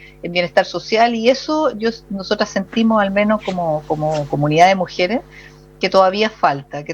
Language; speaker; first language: Spanish; native; Spanish